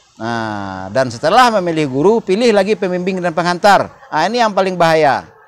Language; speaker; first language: Indonesian; non-native, local second language; Minangkabau